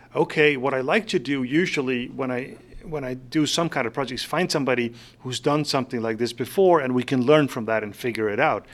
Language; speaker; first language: English; non-native, fluent; Faroese